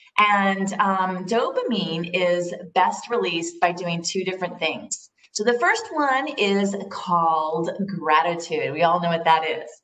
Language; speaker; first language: English; native; English